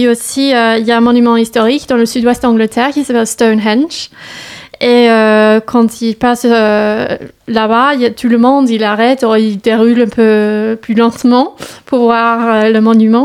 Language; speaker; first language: French; non-native, learner; English